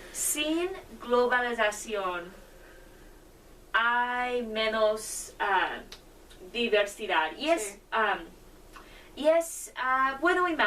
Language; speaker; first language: Spanish; non-native, learner; English